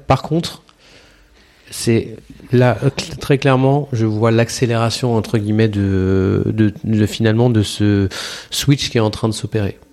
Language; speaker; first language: French; native; French